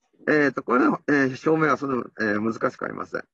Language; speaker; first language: Japanese; native; Japanese